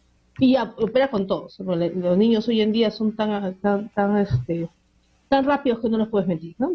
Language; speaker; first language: Spanish; native; Spanish